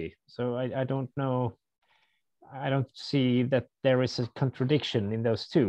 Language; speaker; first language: English; non-native, fluent; Swedish